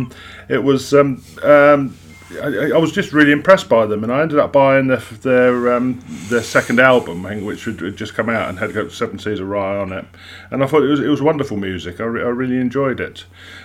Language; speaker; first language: English; native; English